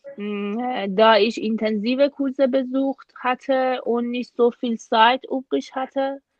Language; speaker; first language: German; non-native, fluent; Persian